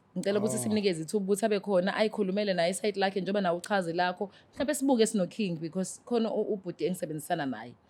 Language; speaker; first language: Zulu; native; Zulu